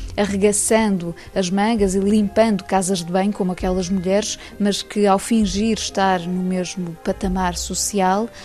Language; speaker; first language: Portuguese; native; Portuguese